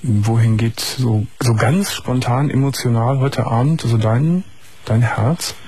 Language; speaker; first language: German; native; German